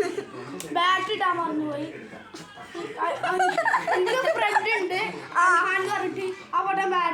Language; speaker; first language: Malayalam; early bilingual, heritage; Malayalam